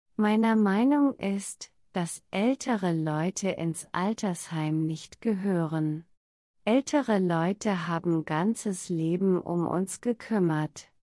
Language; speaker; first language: German; non-native, learner; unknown